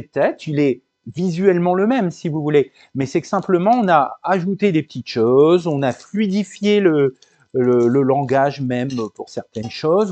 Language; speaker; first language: French; native; French